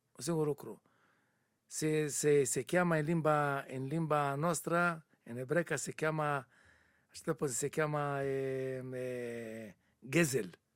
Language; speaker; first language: Romanian; non-native, learner; Hebrew